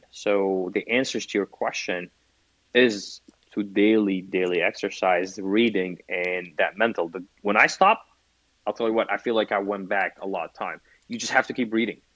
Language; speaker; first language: English; non-native, fluent; Arabic